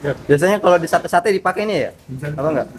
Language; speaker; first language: Indonesian; native; Indonesian